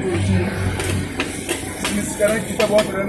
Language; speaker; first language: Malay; non-native, fluent; Turkish